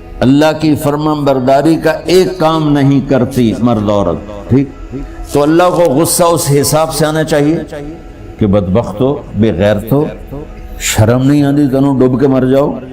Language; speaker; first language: Urdu; non-native, local second language; Punjabi